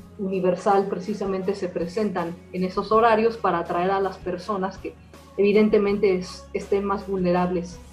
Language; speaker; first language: Spanish; native; Spanish